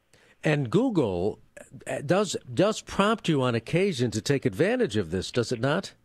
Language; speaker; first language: English; native; English